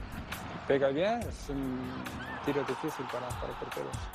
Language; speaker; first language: Spanish; non-native, learner; Danish